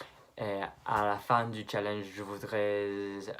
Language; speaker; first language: French; non-native, fluent; English